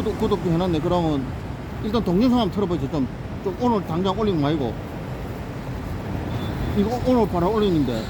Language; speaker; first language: Korean; native; Korean